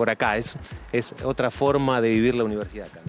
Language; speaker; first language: Spanish; native; Spanish